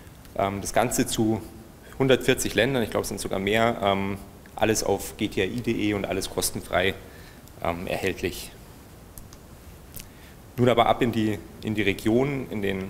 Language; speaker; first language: German; native; German